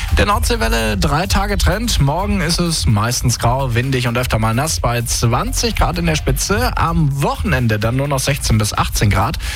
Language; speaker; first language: German; native; German